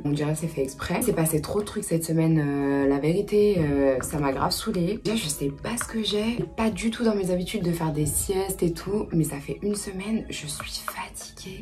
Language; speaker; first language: French; native; French